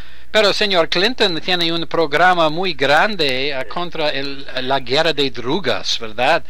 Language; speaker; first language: Spanish; non-native, learner; English